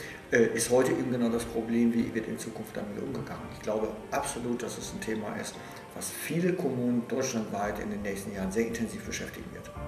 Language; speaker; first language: German; native; German